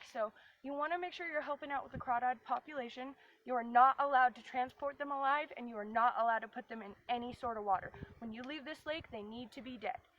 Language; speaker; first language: English; native; English